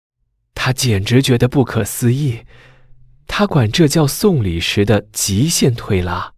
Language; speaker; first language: Chinese; native; Chinese